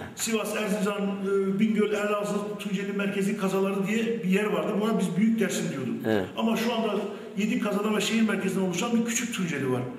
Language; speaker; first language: Turkish; native; Turkish